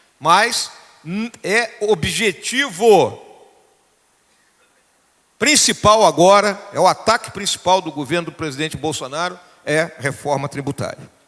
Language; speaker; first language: Portuguese; native; Portuguese